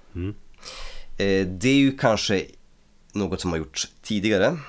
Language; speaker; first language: Swedish; native; Swedish